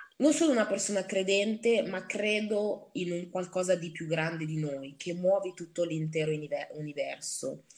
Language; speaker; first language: Italian; early bilingual, other home language; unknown